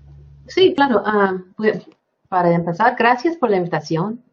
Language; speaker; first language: Spanish; non-native, fluent; English